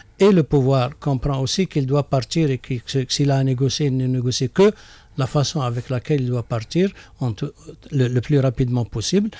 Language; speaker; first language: French; non-native, local second language; Arabic